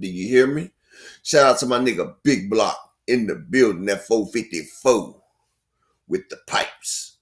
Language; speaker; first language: English; native; English